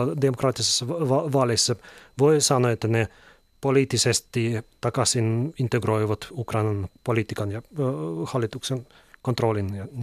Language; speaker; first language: Finnish; non-native, fluent; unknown